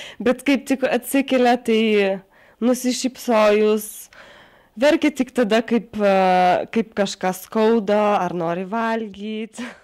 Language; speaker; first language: Lithuanian; native; Lithuanian